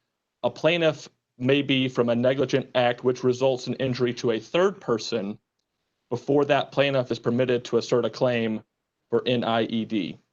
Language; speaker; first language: English; native; English